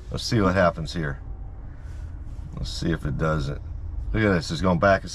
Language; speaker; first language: English; native; English